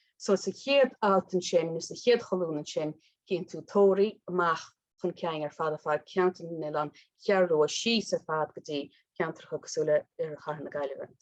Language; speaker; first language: Irish; native; Irish